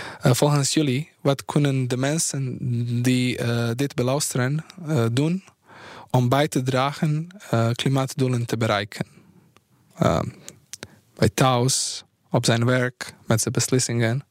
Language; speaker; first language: Dutch; non-native, fluent; Bosnian